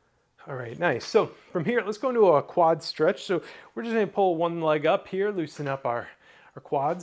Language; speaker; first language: English; native; English